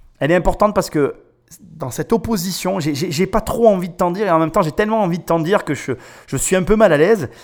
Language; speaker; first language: French; native; French